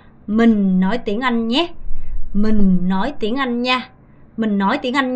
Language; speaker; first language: Vietnamese; non-native, fluent; Korean